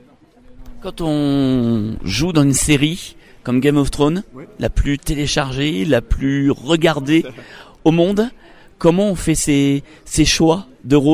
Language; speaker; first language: French; native; French